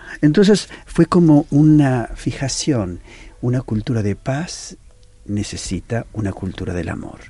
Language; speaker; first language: Spanish; native; Spanish